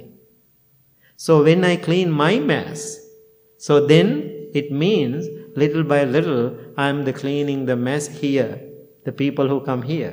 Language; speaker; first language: English; non-native, local second language; Sinhala